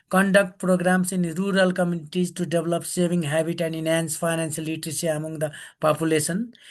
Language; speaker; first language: English; non-native, local second language; Nepali